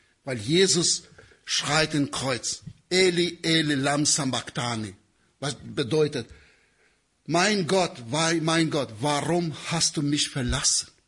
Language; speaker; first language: German; non-native, learner; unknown